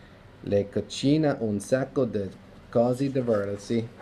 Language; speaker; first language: Italian; non-native, learner; English